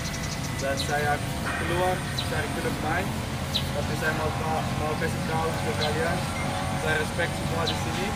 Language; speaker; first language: Indonesian; non-native, learner; Dutch